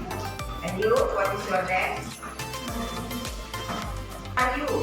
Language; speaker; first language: English; non-native, fluent; Indonesian